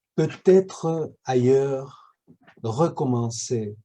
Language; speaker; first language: French; non-native, fluent; Spanish